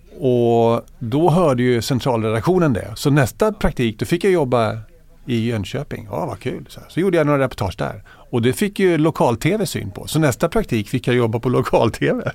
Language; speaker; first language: Swedish; native; Swedish